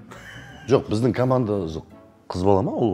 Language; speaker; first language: Kazakh; native; Kazakh